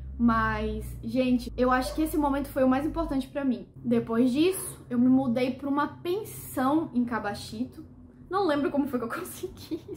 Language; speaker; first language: Portuguese; native; Portuguese